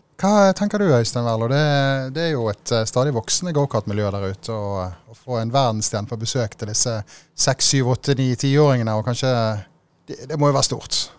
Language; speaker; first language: Norwegian; native; Norwegian